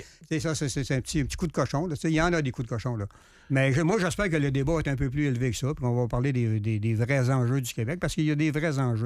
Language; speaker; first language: French; native; French